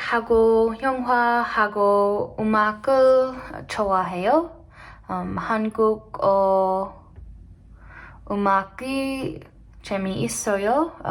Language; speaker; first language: Korean; non-native, learner; English